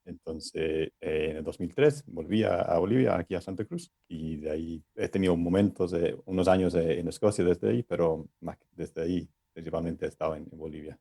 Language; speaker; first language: Spanish; non-native, fluent; English